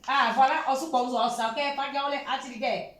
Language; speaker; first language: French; non-native, local second language; Baoulé